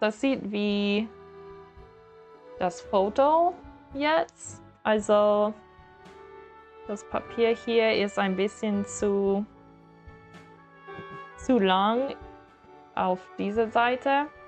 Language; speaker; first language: German; non-native, learner; English